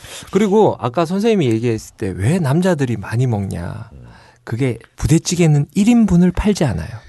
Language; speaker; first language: Korean; native; Korean